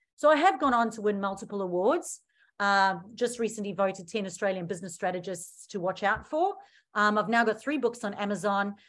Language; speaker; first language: English; native; English